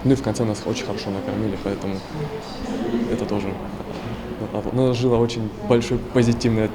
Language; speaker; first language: Russian; native; Russian